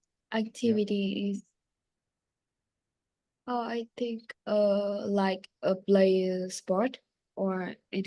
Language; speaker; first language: English; non-native, learner; Vietnamese